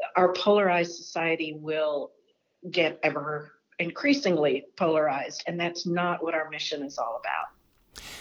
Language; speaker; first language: English; native; English